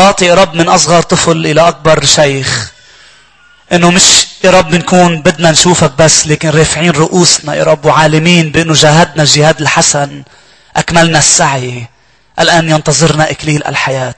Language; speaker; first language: Arabic; native; Arabic